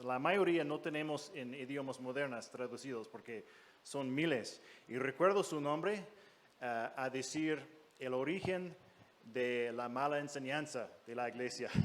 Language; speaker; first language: Spanish; non-native, fluent; English